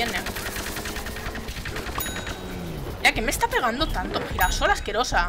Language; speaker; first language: Spanish; native; Spanish